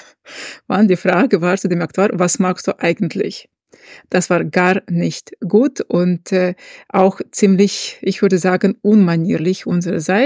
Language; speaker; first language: German; non-native, fluent; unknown